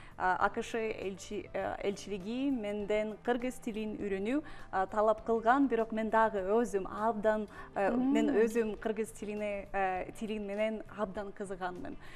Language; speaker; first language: Kyrgyz; non-native, learner; English